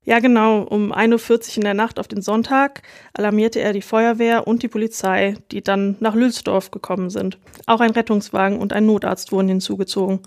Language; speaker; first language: German; native; German